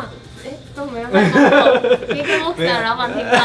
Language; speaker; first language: Chinese; non-native, fluent; Japanese